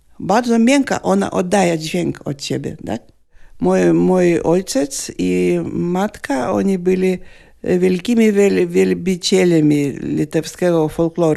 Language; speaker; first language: Polish; non-native, fluent; Lithuanian